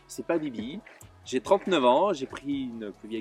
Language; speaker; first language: French; native; French